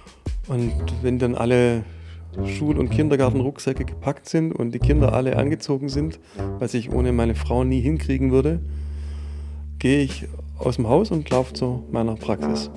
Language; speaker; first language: German; native; German